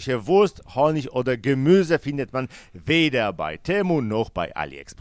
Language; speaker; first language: German; non-native, fluent; Polish